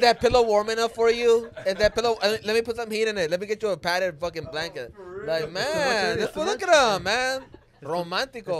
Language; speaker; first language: English; early bilingual, other home language; Spanish